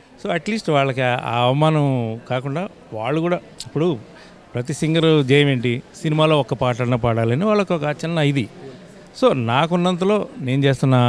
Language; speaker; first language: Telugu; native; Telugu